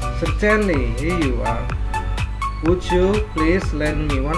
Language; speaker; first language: English; non-native, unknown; Indonesian